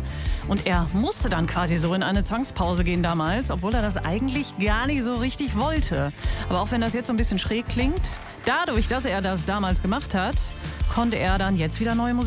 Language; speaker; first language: German; native; German